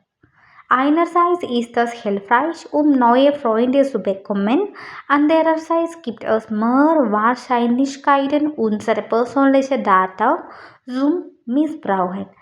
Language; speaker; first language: German; non-native, learner; Malayalam